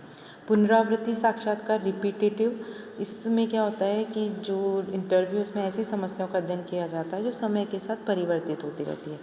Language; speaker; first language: Hindi; native; Hindi